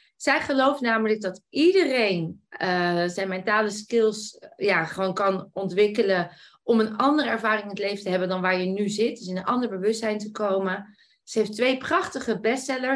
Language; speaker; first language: Dutch; native; Dutch